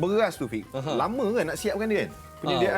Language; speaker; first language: Malay; native; Malay